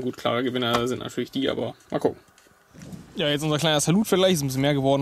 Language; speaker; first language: German; native; German